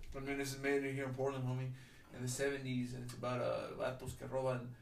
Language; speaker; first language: English; early bilingual, other home language; Spanish